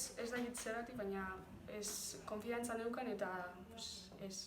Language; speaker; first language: Basque; non-native, local second language; Spanish